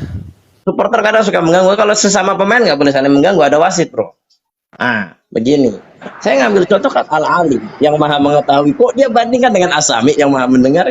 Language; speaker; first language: Indonesian; native; Indonesian